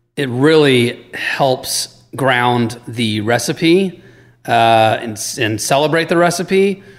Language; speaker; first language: English; native; English